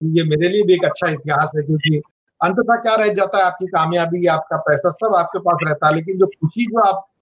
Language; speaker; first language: Hindi; non-native, local second language; Marathi